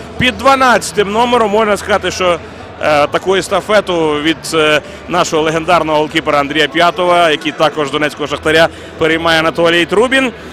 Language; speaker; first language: Ukrainian; native; Ukrainian